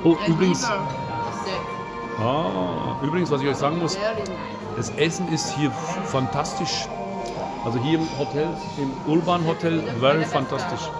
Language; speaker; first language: German; early bilingual, other home language; Turkish